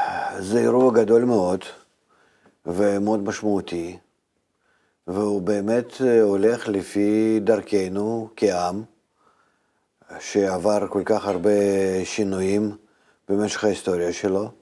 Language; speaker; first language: Hebrew; non-native, fluent; Russian